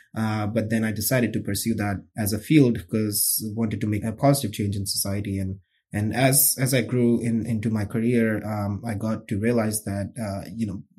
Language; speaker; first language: English; non-native, local second language; Hindi